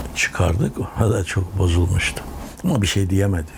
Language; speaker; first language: Turkish; native; Turkish